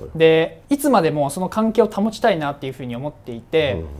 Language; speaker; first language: Japanese; native; Japanese